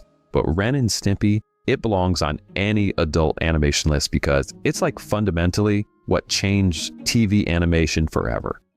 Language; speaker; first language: English; native; English